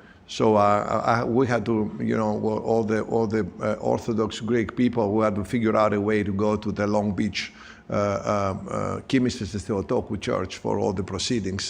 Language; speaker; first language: English; non-native, fluent; Greek